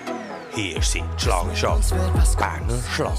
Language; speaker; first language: German; native; German